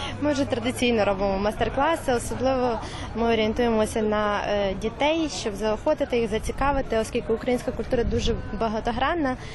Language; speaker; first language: Ukrainian; native; Ukrainian